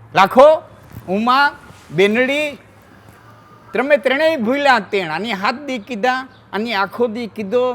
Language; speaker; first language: Gujarati; non-native, local second language; Kachhi